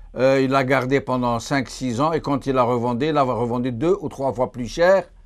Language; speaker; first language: French; non-native, local second language; Arabic